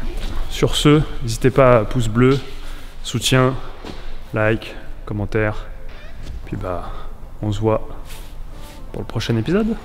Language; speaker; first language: French; native; French